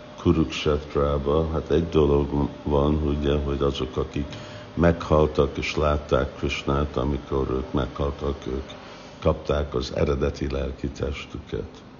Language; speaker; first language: Hungarian; non-native, fluent; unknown